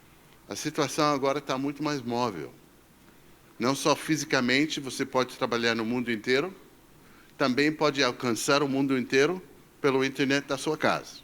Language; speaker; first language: Portuguese; non-native, fluent; English